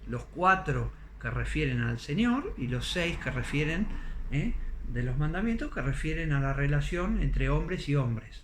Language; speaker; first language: Spanish; native; Spanish